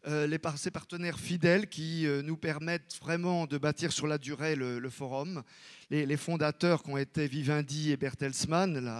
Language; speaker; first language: French; native; French